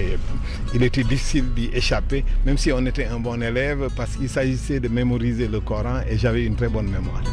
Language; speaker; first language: French; native; French